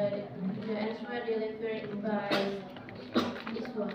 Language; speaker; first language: English; non-native, learner; Indonesian